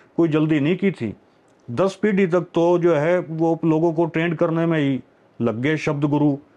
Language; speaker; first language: Hindi; native; Hindi